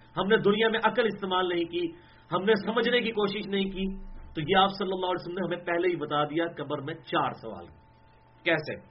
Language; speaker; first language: Urdu; non-native, local second language; Punjabi